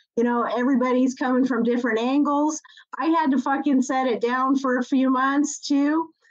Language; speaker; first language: English; native; English